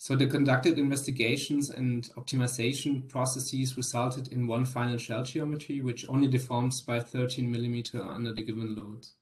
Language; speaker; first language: English; non-native, fluent; German